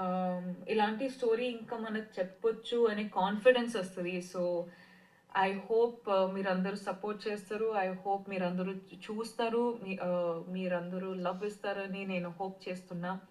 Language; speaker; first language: Telugu; non-native, fluent; Kannada